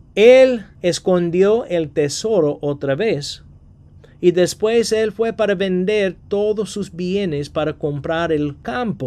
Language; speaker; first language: Spanish; non-native, fluent; English